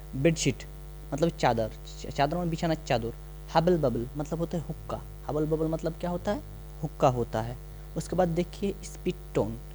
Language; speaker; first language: Hindi; non-native, local second language; Bangla